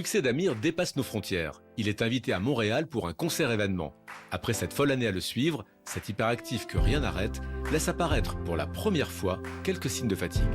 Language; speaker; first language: French; native; French